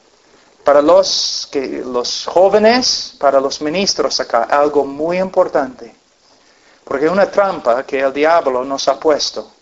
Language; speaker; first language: Spanish; non-native, fluent; English